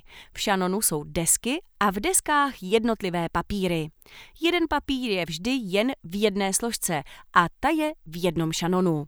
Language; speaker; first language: Czech; native; Czech